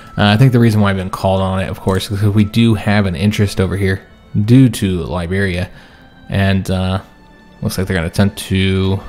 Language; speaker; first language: English; native; English